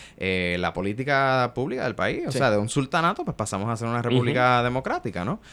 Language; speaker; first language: Spanish; native; Spanish